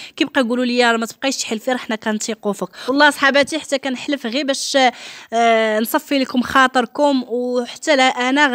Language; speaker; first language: Arabic; native; Arabic